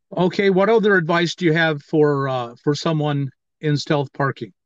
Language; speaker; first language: English; native; English